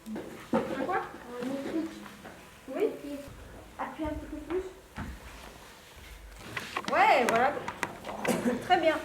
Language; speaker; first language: French; non-native, fluent; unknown